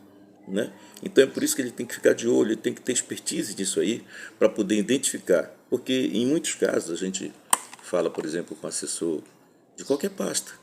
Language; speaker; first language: Portuguese; native; Portuguese